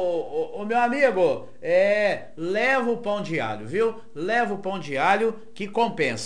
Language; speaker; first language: Portuguese; native; Portuguese